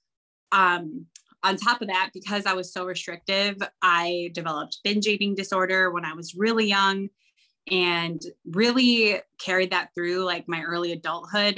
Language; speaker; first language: English; native; English